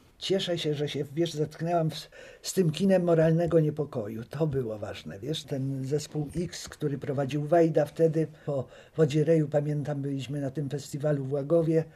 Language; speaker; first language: Polish; native; Polish